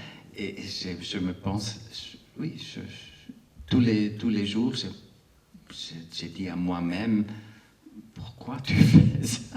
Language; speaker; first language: French; non-native, local second language; Arabic